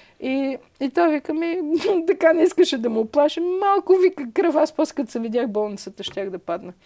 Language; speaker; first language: Bulgarian; native; Bulgarian